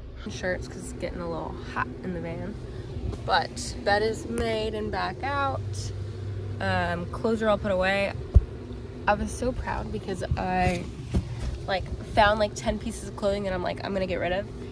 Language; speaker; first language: English; native; English